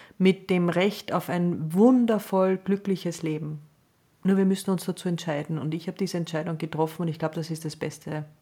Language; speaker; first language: German; native; German